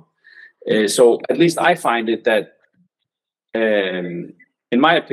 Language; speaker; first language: English; non-native, fluent; Danish